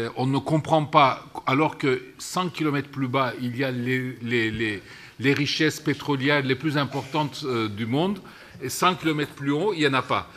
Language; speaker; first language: French; non-native, fluent; Turkish